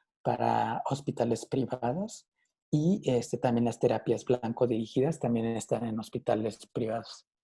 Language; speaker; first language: Spanish; native; Spanish